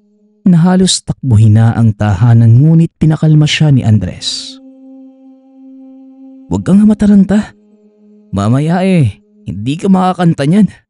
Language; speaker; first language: Filipino; native; Filipino